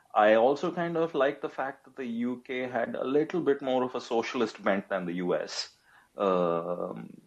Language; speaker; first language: English; non-native, local second language; Telugu